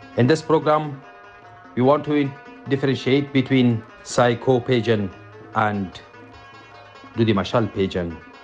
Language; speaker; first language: English; non-native, learner; Persian